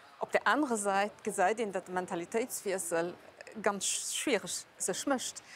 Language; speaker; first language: Luxembourgish; early bilingual, other home language; Portuguese